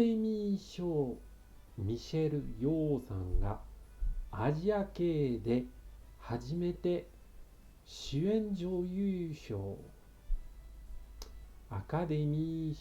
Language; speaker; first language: Japanese; non-native, fluent; French